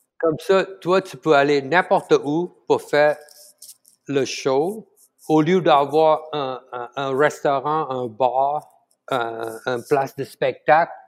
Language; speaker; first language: French; non-native, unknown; Tamil